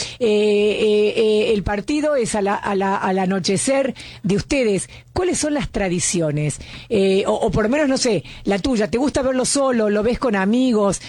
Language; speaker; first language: Spanish; native; Spanish